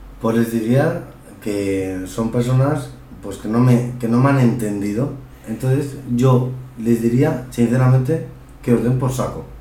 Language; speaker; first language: Spanish; early bilingual, other home language; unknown